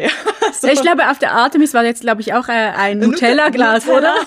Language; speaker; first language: German; native; German